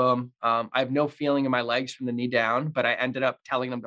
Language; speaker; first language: English; native; English